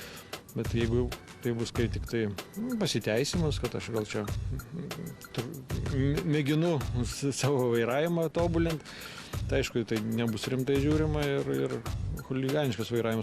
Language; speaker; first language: Lithuanian; native; Lithuanian